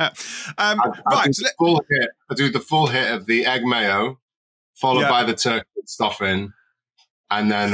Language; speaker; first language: English; native; English